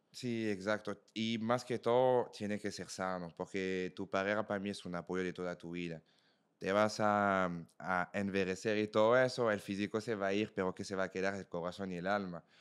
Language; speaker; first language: Spanish; non-native, fluent; French